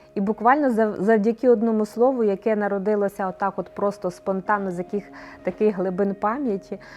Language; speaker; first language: Ukrainian; native; Ukrainian